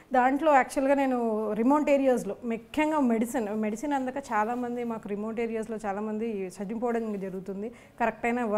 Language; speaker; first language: Telugu; native; Telugu